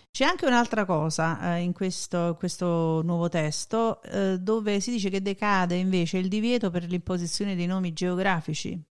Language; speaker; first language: Italian; native; Italian